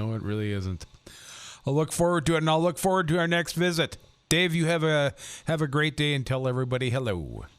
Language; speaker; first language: English; native; English